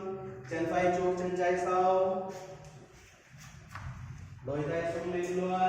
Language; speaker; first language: Vietnamese; non-native, learner; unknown